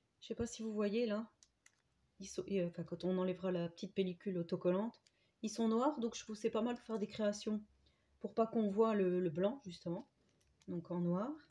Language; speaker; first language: French; native; French